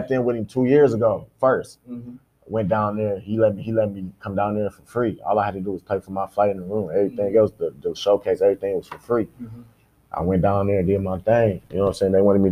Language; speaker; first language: English; native; English